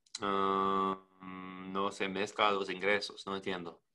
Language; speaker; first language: Spanish; non-native, learner; English